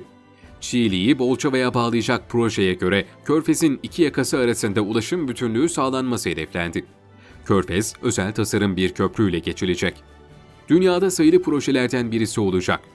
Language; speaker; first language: Turkish; native; Turkish